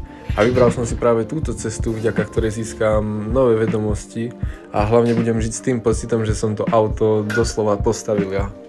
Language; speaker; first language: Slovak; native; Slovak